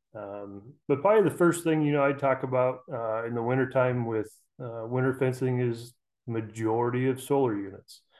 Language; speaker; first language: English; native; English